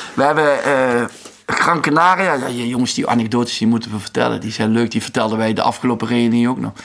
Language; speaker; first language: Dutch; native; Dutch